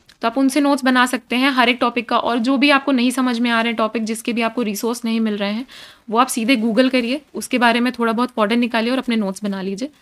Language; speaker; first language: Hindi; native; Hindi